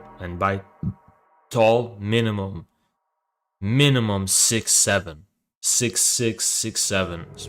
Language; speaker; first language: English; native; English